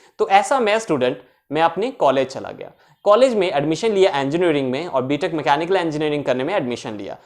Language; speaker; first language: Hindi; native; Hindi